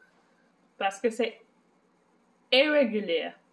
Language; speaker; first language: French; non-native, fluent; English